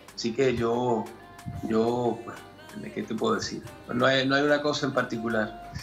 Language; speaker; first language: Spanish; early bilingual, heritage; Spanish